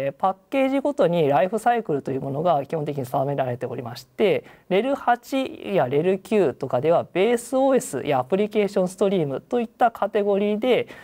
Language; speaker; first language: Japanese; native; Japanese